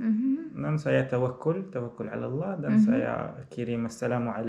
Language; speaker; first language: Indonesian; non-native, learner; Arabic